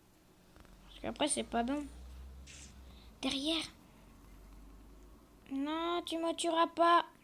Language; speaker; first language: French; native; French